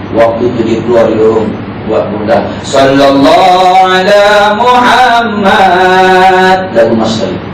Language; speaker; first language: Malay; native; Malay